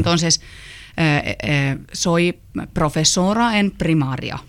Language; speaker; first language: Spanish; non-native, learner; Finnish